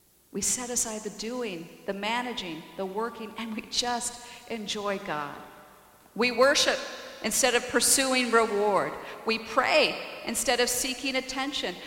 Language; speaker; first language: English; native; English